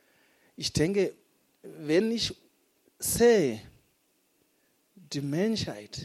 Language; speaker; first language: German; non-native, fluent; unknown